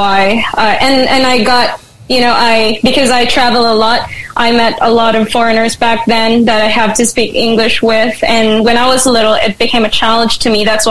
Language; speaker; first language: English; non-native, local second language; Filipino